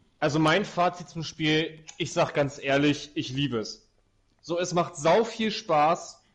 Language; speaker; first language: German; native; German